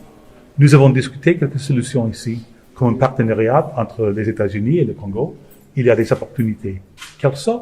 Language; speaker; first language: French; non-native, local second language; English